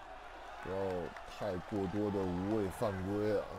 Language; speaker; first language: Chinese; native; Chinese